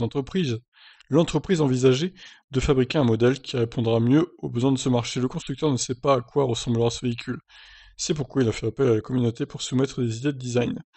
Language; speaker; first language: French; native; French